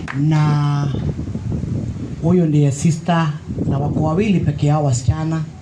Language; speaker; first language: Swahili; non-native, local second language; Kikuyu